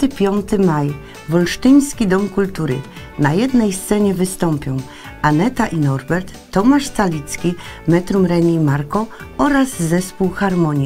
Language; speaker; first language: Polish; native; Polish